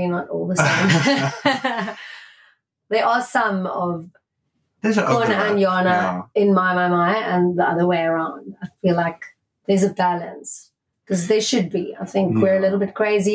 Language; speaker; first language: English; non-native, local second language; Afrikaans